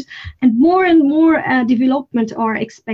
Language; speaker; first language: English; non-native, fluent; Arabic